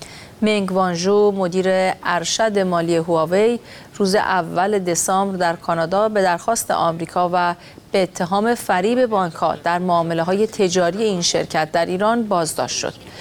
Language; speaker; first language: Persian; native; Persian